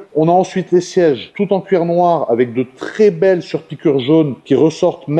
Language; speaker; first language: French; native; French